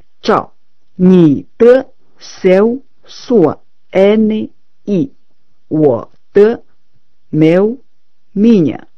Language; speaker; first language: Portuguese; non-native, fluent; Chinese